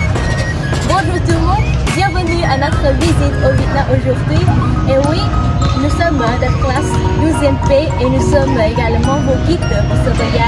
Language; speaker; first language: French; non-native, learner; Vietnamese